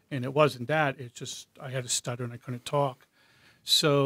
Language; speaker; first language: English; native; English